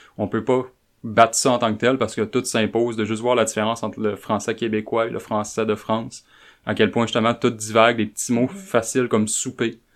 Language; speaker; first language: French; native; French